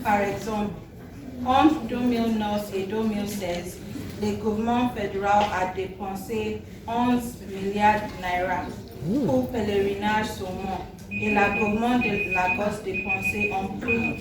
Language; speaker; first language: French; non-native, learner; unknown